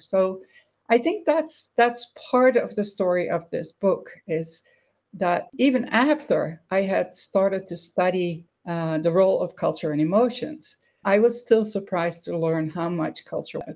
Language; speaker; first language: English; non-native, fluent; Dutch